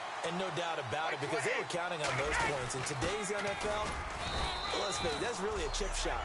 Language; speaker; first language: English; native; English